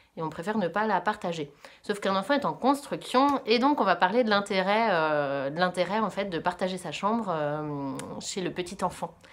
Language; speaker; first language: French; native; French